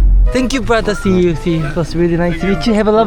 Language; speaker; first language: English; non-native, learner; Korean